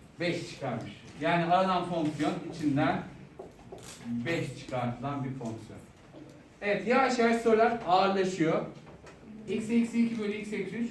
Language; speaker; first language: Turkish; native; Turkish